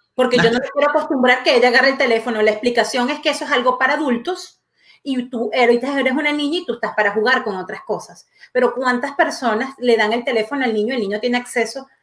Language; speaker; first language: Spanish; native; Spanish